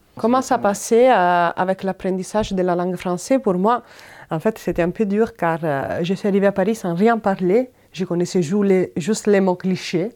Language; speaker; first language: French; non-native, fluent; Italian